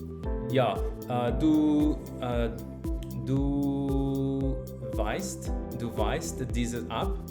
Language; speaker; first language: German; non-native, learner; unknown